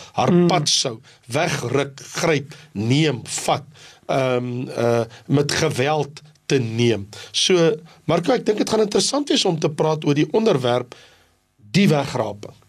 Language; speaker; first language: Afrikaans; native; Afrikaans